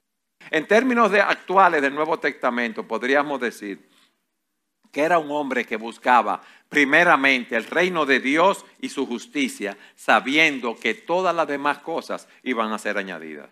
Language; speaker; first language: Spanish; native; Spanish